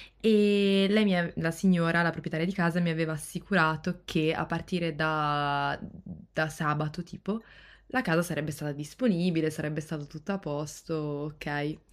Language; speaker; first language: Italian; native; Italian